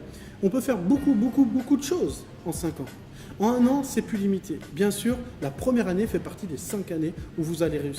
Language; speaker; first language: French; native; French